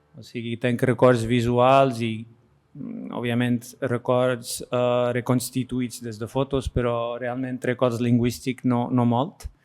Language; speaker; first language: Catalan; non-native, fluent; French